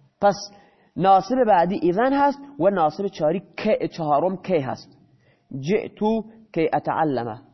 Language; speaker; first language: Persian; non-native, local second language; Baluchi